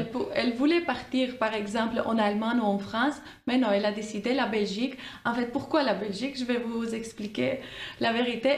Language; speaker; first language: French; non-native, fluent; Armenian